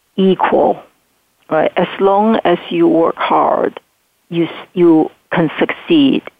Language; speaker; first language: English; non-native, fluent; Chinese